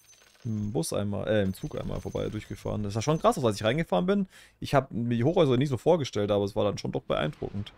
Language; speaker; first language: German; native; German